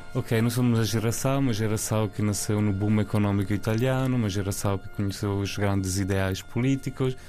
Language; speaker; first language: Portuguese; non-native, fluent; Italian